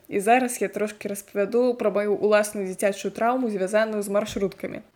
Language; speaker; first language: Belarusian; non-native, local second language; Russian